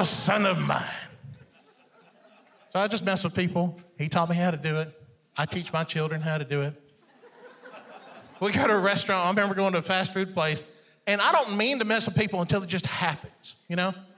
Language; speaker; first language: English; non-native, fluent; Persian